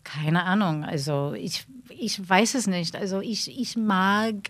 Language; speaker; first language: German; non-native, fluent; English